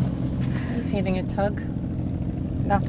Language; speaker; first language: English; native; English